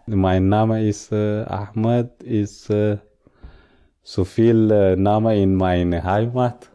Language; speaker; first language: German; non-native, learner; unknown